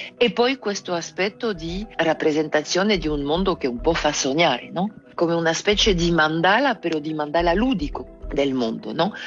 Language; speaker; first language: Italian; non-native, fluent; French